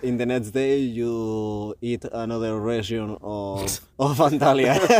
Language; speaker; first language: English; non-native, learner; Spanish